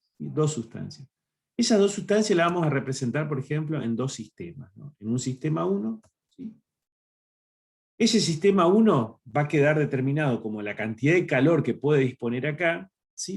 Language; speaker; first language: Spanish; native; Spanish